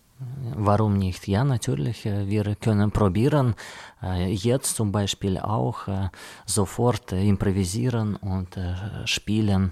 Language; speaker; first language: German; non-native, learner; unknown